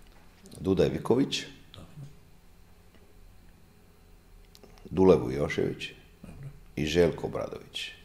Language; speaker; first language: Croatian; non-native, fluent; Italian